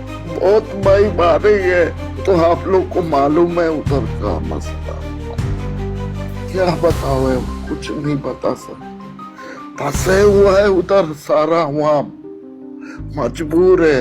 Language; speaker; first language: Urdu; non-native, local second language; Baluchi